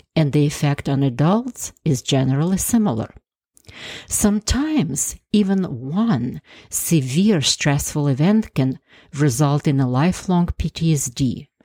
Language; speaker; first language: English; non-native, fluent; Ukrainian